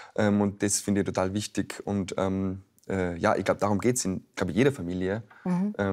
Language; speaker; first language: German; native; German